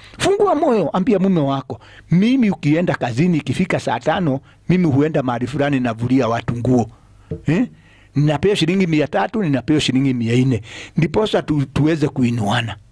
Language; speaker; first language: Swahili; non-native, local second language; Kikuyu